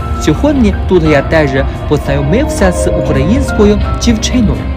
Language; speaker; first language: Ukrainian; non-native, learner; Chinese